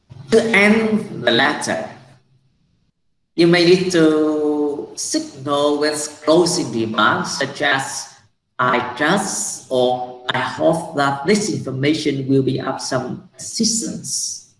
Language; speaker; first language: English; non-native, fluent; Vietnamese